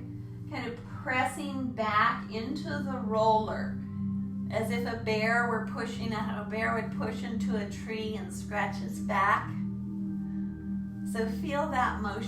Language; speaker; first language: English; native; English